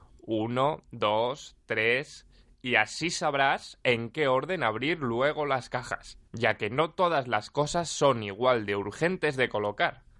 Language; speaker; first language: Spanish; native; Spanish